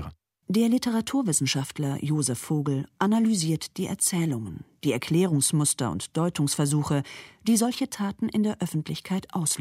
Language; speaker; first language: German; native; German